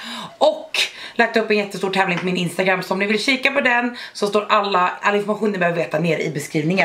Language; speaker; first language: Swedish; native; Swedish